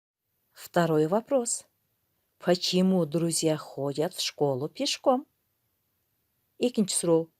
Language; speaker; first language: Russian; non-native, local second language; Kyrgyz